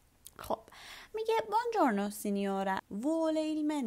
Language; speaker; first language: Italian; non-native, fluent; Persian